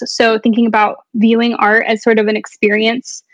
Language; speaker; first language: English; native; English